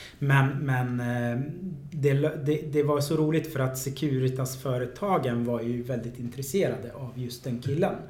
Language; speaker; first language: Swedish; early bilingual, other home language; Arabic